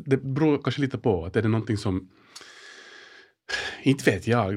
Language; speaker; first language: Swedish; native; Swedish